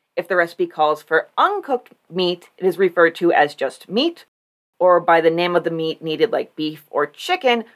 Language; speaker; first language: English; native; English